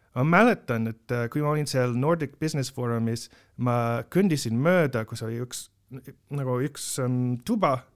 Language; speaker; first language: Estonian; non-native, fluent; English